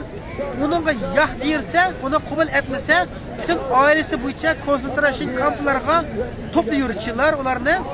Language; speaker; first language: Turkish; non-native, learner; Uyghur